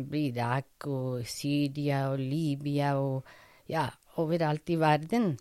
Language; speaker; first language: Norwegian; non-native, fluent; Spanish